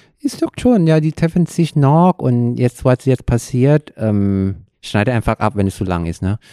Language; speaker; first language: German; non-native, fluent; Thai